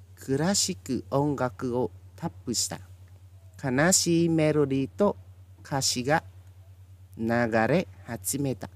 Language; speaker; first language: Japanese; non-native, fluent; Khmer